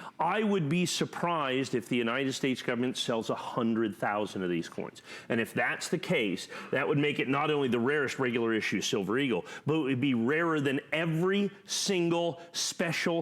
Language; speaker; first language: English; native; English